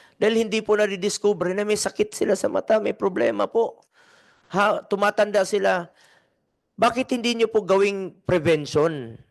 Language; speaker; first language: Filipino; native; Filipino